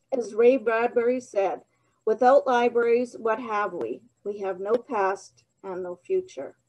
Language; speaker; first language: English; early bilingual, other home language; Ukrainian